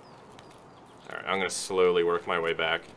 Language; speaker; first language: English; native; English